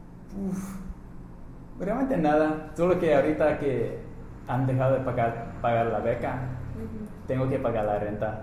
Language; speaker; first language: Spanish; non-native, fluent; English